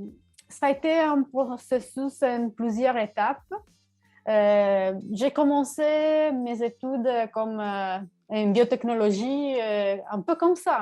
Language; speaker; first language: French; non-native, learner; Italian